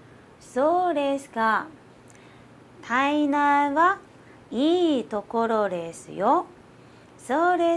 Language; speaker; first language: Japanese; non-native, fluent; Chinese